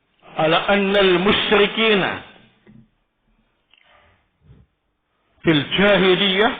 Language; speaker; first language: Arabic; non-native, fluent; Indonesian